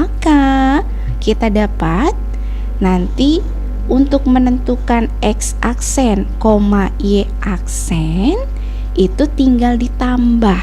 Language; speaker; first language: Indonesian; native; Indonesian